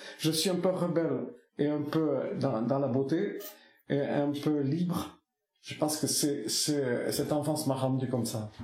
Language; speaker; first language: French; non-native, local second language; Basque